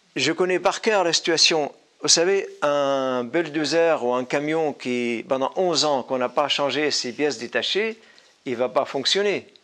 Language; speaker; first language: French; non-native, fluent; Arabic